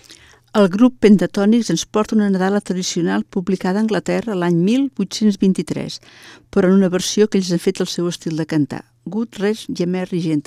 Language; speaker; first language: Catalan; native; Catalan